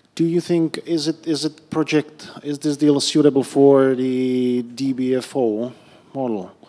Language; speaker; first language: English; non-native, fluent; Czech